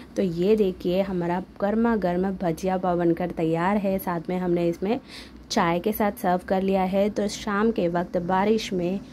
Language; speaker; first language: Hindi; non-native, local second language; Marathi